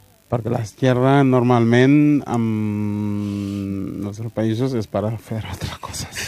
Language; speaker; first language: Catalan; non-native, learner; Mandingo